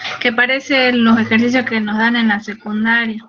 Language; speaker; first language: Spanish; native; Spanish